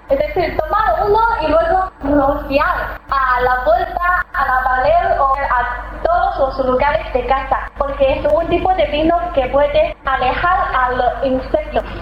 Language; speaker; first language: Spanish; non-native, fluent; Chinese